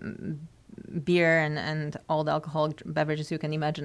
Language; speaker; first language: English; non-native, fluent; Polish